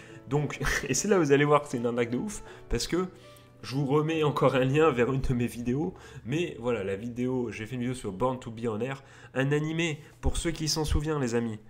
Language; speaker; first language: French; native; French